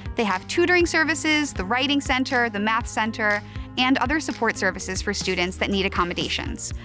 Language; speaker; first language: English; native; English